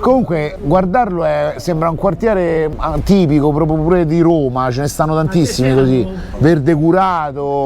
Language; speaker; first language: Italian; native; Italian